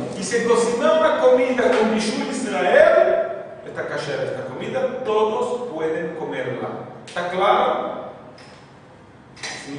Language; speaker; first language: Spanish; non-native, fluent; Portuguese